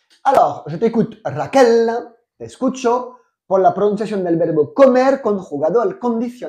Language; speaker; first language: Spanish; non-native, fluent; French